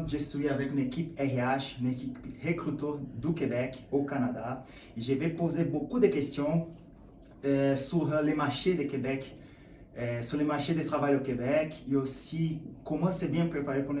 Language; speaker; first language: French; non-native, learner; Portuguese